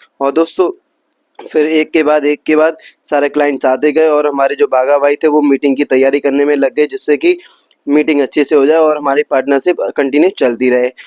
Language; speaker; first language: Hindi; native; Hindi